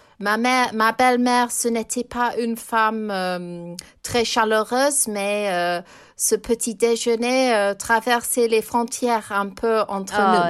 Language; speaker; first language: French; non-native, fluent; English